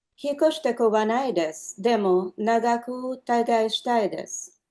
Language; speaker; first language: Japanese; non-native, learner; Ukrainian